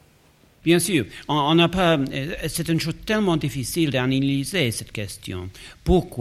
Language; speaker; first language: French; non-native, fluent; English